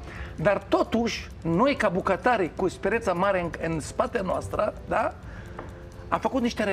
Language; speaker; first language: Romanian; non-native, learner; Hebrew